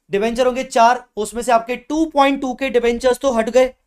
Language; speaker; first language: Hindi; native; Hindi